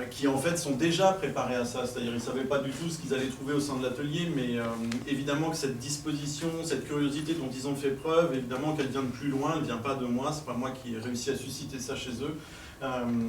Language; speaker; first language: French; native; French